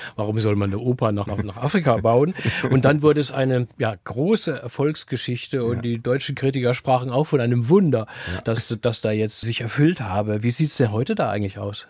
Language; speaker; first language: German; native; German